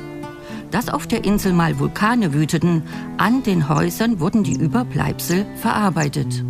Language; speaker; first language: German; native; German